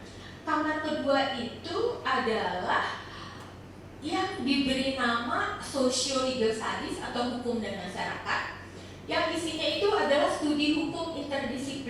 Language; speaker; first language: Indonesian; native; Indonesian